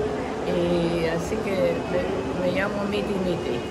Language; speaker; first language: Spanish; non-native, local second language; English